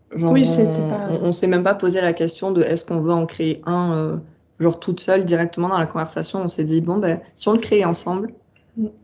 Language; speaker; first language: French; native; French